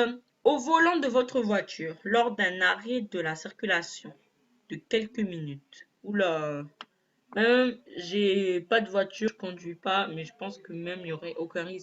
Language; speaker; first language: French; native; French